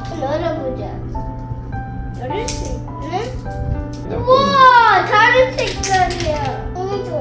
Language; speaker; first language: Korean; early bilingual, heritage; English